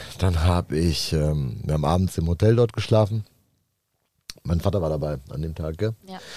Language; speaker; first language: German; native; German